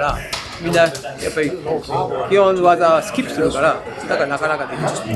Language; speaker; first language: Japanese; non-native, fluent; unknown